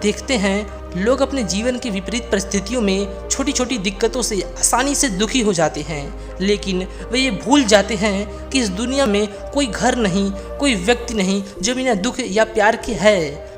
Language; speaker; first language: Hindi; native; Hindi